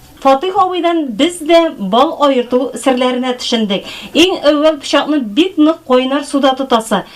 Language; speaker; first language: Tatar; native; Tatar